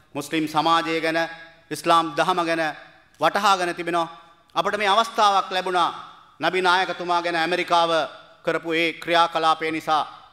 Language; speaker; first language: Sinhala; non-native, local second language; Tamil